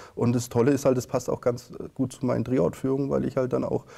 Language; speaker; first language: German; native; German